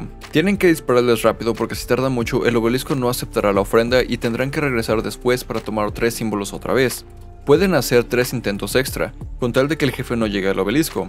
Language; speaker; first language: Spanish; native; Spanish